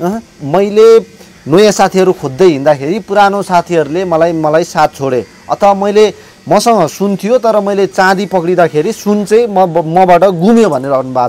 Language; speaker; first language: Nepali; native; Nepali